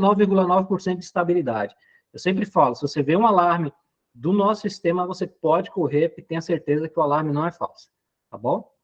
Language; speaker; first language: Portuguese; native; Portuguese